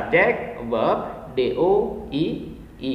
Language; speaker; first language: English; non-native, fluent; Indonesian